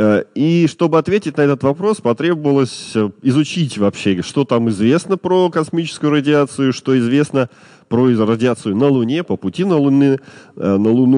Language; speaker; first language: Russian; native; Russian